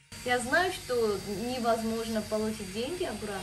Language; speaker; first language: Russian; non-native, fluent; Korean